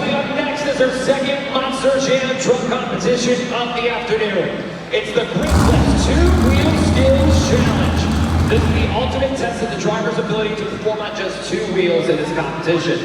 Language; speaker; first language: English; native; English